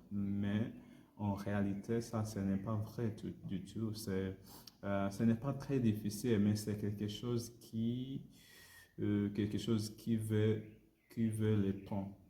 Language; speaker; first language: French; non-native, learner; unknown